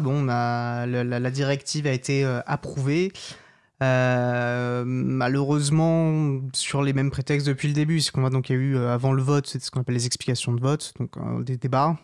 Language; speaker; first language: French; native; French